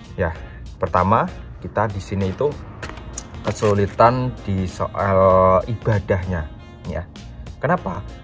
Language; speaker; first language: Indonesian; native; Indonesian